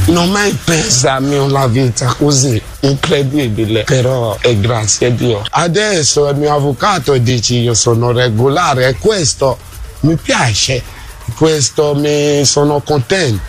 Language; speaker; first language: Italian; non-native, learner; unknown